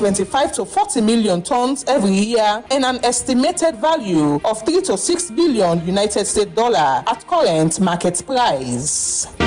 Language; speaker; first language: English; non-native, local second language; Krio